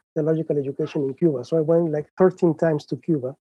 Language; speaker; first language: English; non-native, fluent; Spanish